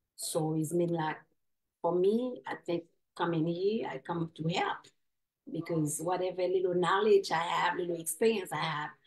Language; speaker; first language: English; non-native, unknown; Haitian Creole